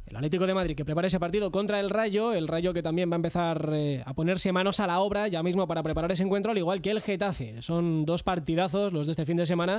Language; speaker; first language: Spanish; native; Spanish